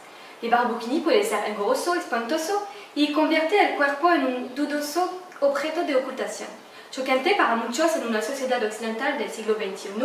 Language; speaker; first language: Spanish; non-native, learner; French